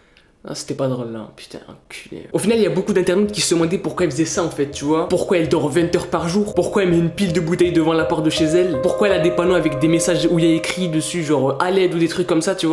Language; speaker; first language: French; native; French